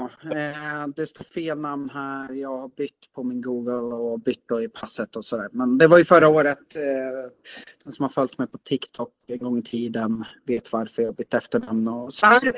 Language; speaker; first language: Swedish; native; Swedish